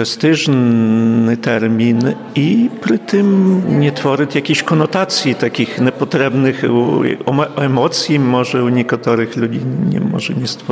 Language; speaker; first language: Polish; non-native, local second language; Ukrainian